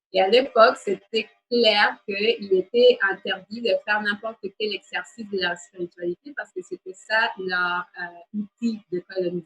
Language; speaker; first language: French; native; French